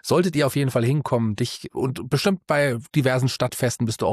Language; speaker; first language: German; native; German